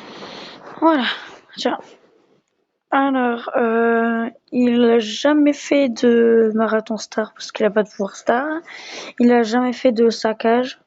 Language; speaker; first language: French; native; French